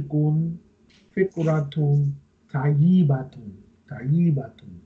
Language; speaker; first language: Arabic; non-native, learner; English